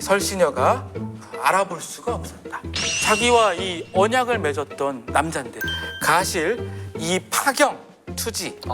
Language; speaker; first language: Korean; native; Korean